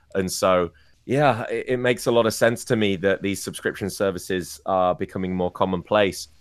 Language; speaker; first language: English; native; English